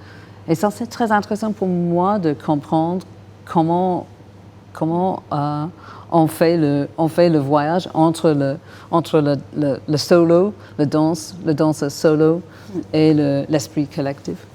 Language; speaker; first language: French; non-native, fluent; English